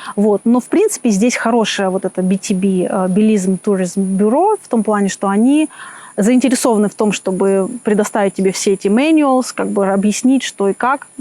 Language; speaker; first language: Russian; native; Russian